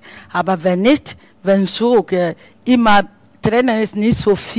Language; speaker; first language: German; non-native, learner; Akan